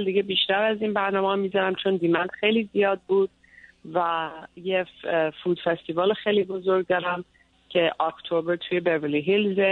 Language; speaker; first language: Persian; early bilingual, heritage; Persian